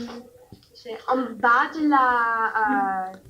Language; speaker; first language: French; non-native, learner; English